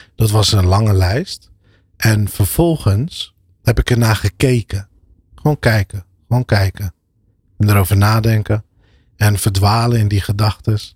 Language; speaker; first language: Dutch; early bilingual, other home language; Arabic